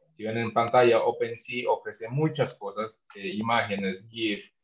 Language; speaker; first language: Spanish; non-native, local second language; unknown